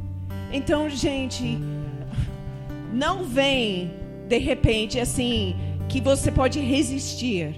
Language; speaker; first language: Portuguese; non-native, fluent; English